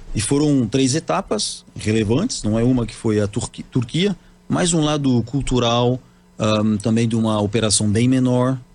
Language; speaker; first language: Portuguese; non-native, fluent; French